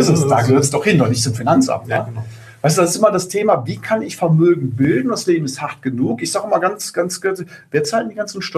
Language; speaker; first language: German; native; German